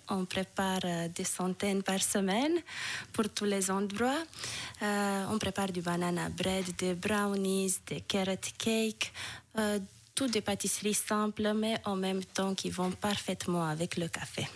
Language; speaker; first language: French; non-native, fluent; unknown